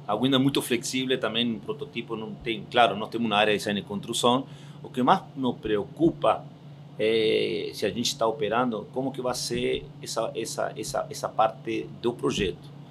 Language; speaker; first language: Portuguese; non-native, fluent; Spanish